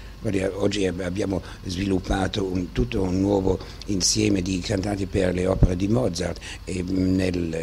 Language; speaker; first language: Italian; non-native, fluent; German